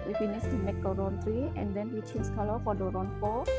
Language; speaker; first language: English; non-native, learner; Indonesian